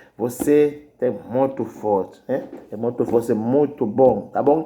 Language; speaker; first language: Portuguese; non-native, learner; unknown